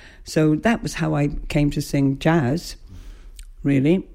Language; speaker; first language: English; native; English